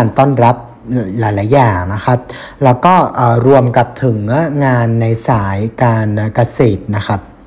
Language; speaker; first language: Thai; non-native, fluent; Vietnamese